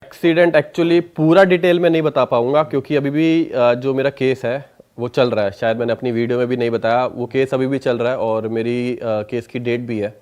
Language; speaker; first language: Hindi; non-native, local second language; Punjabi